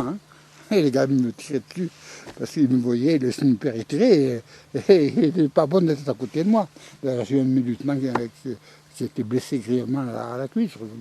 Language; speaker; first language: French; native; French